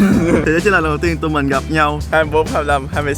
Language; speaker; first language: Vietnamese; native; Vietnamese